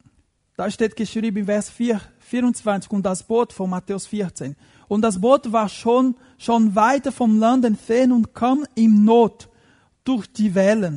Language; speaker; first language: German; non-native, fluent; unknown